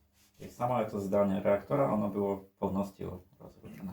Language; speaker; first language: Russian; non-native, learner; Polish